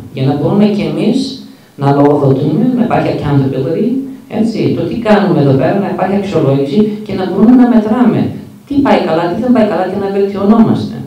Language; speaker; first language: Greek; early bilingual, heritage; Greek